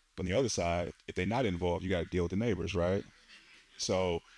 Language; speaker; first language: English; native; English